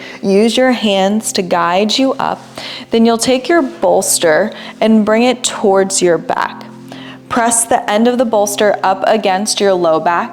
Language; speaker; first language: English; native; English